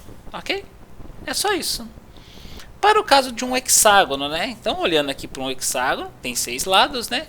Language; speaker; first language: Portuguese; native; Portuguese